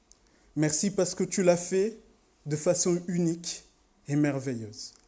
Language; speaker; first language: French; native; French